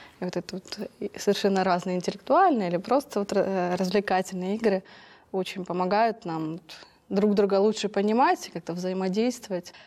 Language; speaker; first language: Russian; native; Russian